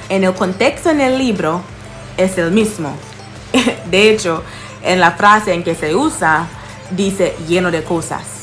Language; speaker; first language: Spanish; non-native, fluent; English